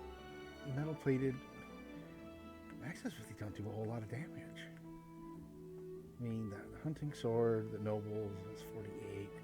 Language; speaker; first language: English; native; English